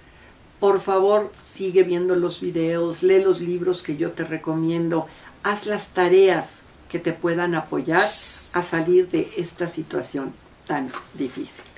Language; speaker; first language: Spanish; native; Spanish